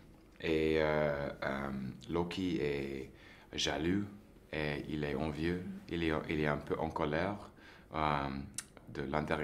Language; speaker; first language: French; non-native, fluent; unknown